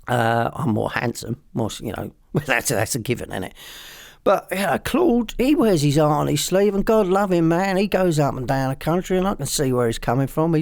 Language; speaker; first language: English; native; English